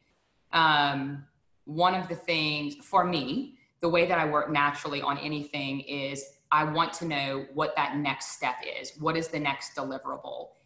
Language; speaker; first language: English; native; English